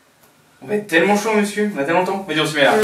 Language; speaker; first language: French; native; French